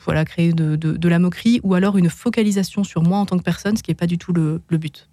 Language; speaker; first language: French; native; French